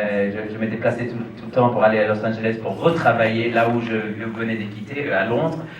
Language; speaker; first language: French; non-native, fluent; English